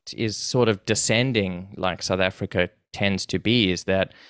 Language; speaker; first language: English; native; English